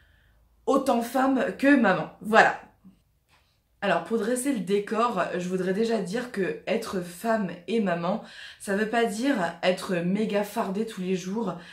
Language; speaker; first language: French; native; French